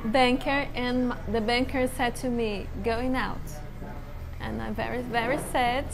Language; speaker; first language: English; non-native, learner; Portuguese